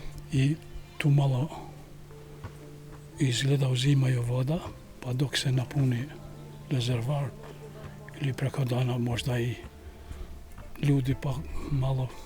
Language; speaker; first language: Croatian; non-native, local second language; Albanian